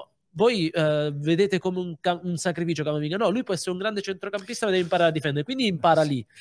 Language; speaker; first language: Italian; native; Italian